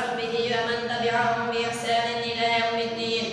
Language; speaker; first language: Arabic; non-native, fluent; Urdu